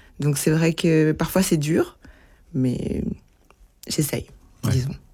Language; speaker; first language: French; early bilingual, other home language; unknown